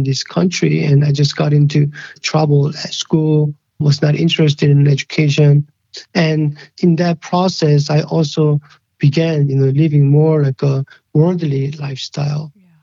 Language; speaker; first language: English; early bilingual, other home language; Korean